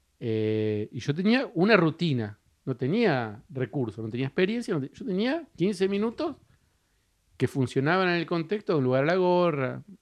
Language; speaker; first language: Spanish; native; Spanish